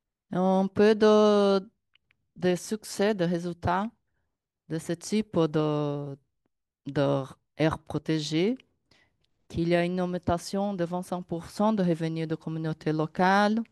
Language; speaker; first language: French; non-native, learner; Portuguese